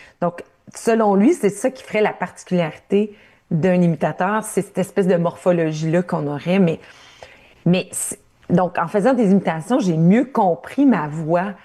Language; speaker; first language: French; native; French